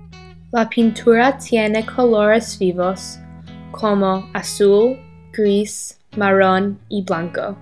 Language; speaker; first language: Spanish; non-native, learner; English